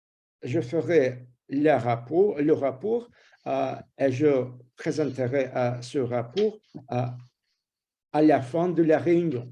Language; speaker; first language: French; non-native, fluent; Russian